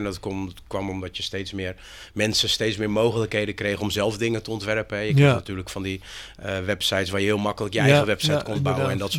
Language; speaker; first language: Dutch; native; Dutch